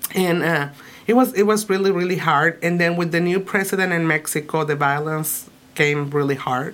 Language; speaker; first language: English; early bilingual, other home language; Spanish